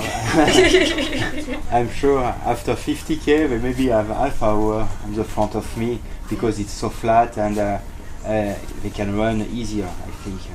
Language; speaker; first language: English; non-native, learner; French